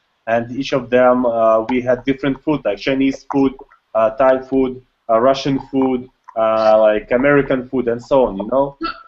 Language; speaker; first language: English; non-native, learner; Russian